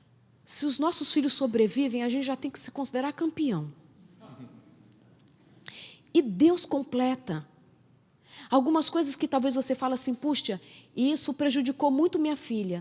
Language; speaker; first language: Portuguese; native; Portuguese